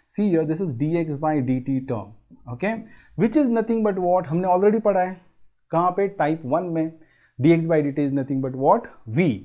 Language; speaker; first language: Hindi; non-native, local second language; Marathi